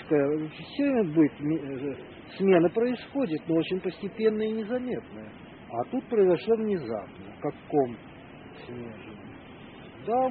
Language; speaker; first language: Russian; native; Russian